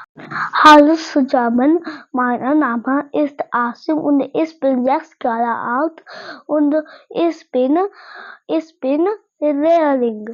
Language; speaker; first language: German; non-native, learner; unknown